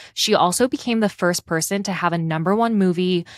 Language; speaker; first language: English; native; English